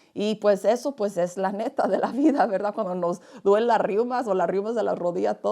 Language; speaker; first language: Spanish; early bilingual, heritage; Spanish